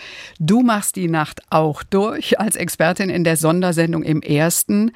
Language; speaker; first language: German; native; German